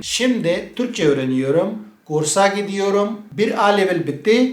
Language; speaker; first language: Turkish; non-native, learner; Pashto